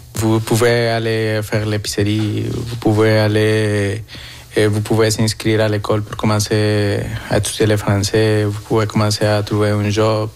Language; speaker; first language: French; non-native, fluent; Spanish